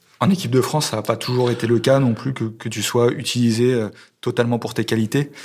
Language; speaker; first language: French; native; French